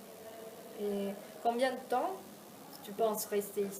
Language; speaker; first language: French; non-native, fluent; Italian